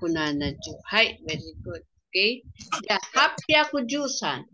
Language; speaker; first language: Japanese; non-native, fluent; Filipino